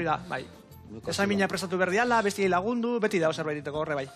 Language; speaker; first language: Basque; native; Basque